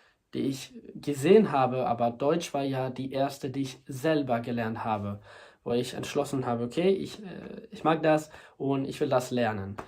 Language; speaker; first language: German; non-native, fluent; Spanish